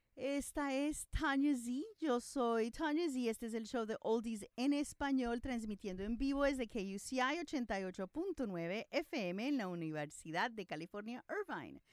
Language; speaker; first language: Spanish; early bilingual, other home language; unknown